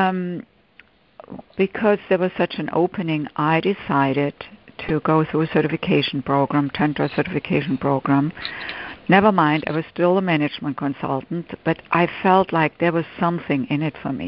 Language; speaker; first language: English; non-native, fluent; German